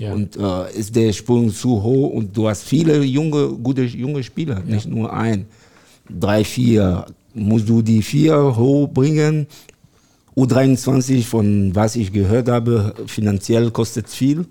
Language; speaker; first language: German; non-native, learner; French